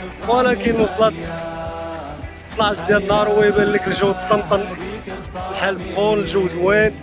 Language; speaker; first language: Arabic; native; Arabic